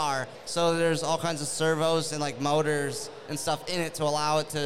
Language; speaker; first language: English; native; English